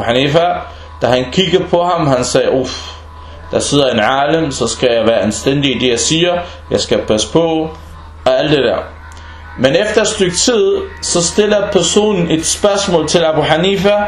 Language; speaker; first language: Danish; early bilingual, other home language; Arabic